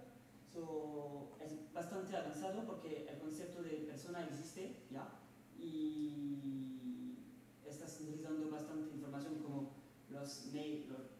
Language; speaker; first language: Spanish; non-native, fluent; French